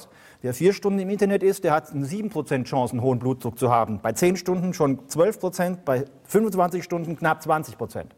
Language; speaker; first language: German; native; German